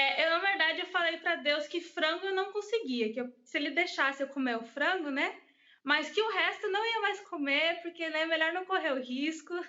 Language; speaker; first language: Portuguese; early bilingual, heritage; English